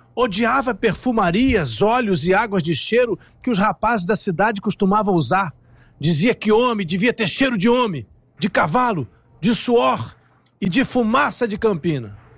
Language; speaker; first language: Portuguese; native; Portuguese